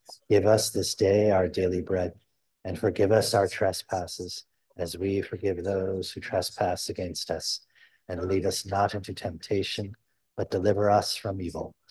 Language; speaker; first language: English; native; English